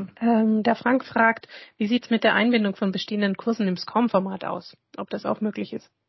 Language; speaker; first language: German; native; German